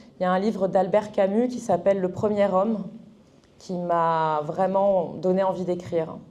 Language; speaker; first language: French; early bilingual, other home language; Arabic